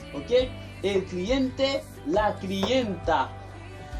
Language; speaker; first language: Spanish; non-native, fluent; Haitian Creole